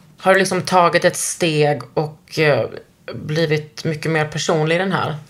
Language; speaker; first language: Swedish; native; Swedish